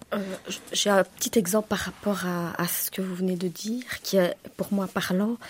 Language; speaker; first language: French; early bilingual, other home language; Turkish